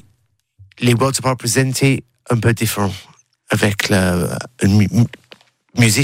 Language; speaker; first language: French; non-native, learner; English